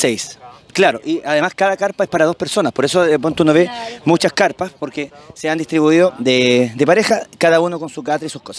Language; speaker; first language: Spanish; native; Spanish